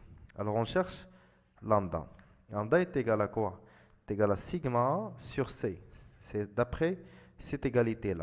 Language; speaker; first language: French; non-native, local second language; Arabic